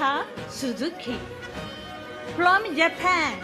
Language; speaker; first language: English; non-native, learner; Japanese